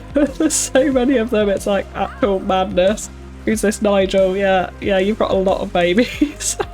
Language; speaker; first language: English; native; English